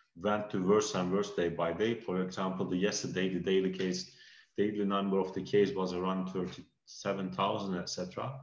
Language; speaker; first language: English; non-native, fluent; Turkish